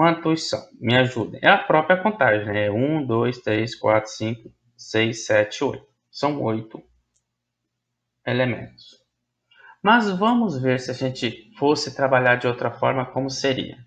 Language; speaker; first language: Portuguese; native; Portuguese